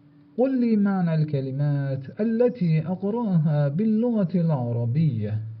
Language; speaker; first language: Arabic; non-native, fluent; Persian